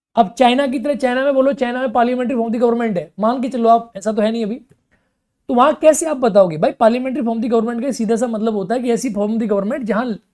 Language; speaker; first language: Hindi; native; Hindi